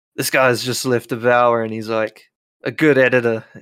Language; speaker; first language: English; native; English